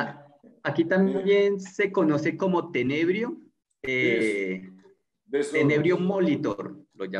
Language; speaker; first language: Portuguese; non-native, learner; Spanish